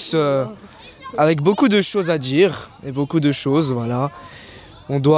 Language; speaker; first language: French; native; French